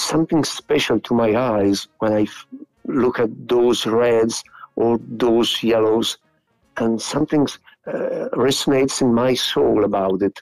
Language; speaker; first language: English; non-native, fluent; Italian